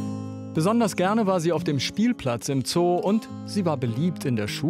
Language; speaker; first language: German; native; German